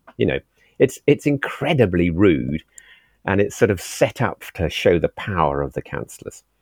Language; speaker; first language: English; native; English